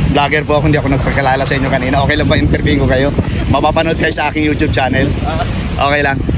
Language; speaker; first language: Filipino; non-native, local second language; Bikol